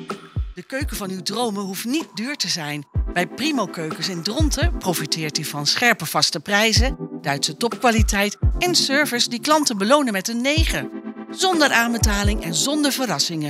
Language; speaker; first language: Dutch; native; Dutch